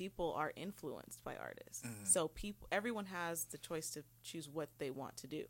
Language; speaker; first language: English; native; English